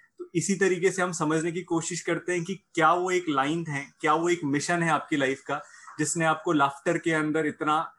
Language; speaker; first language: Hindi; native; Hindi